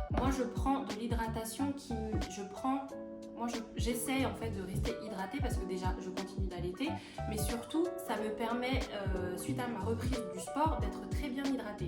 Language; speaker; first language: French; native; French